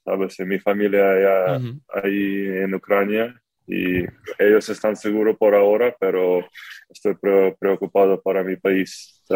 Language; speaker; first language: Spanish; non-native, fluent; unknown